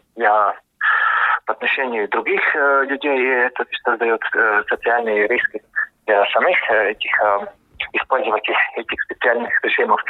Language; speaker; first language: Russian; non-native, local second language; Latvian